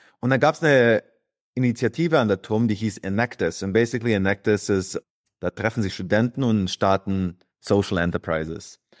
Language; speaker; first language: German; early bilingual, other home language; Croatian